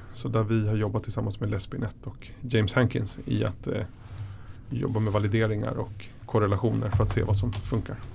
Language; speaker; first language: Swedish; early bilingual, other home language; Spanish